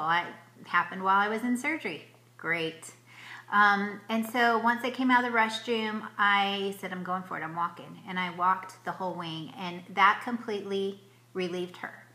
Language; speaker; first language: English; native; English